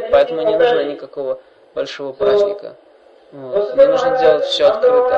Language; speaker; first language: Russian; non-native, fluent; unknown